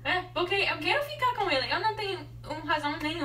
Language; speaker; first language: Portuguese; non-native, learner; English